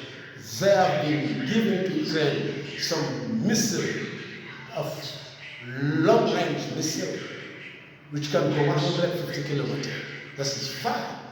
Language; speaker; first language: English; non-native, fluent; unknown